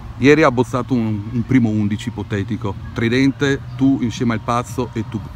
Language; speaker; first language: Italian; native; Italian